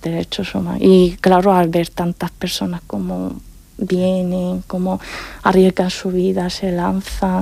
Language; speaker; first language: Spanish; non-native, fluent; Arabic